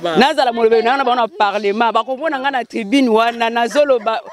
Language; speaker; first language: Lingala; native; Lingala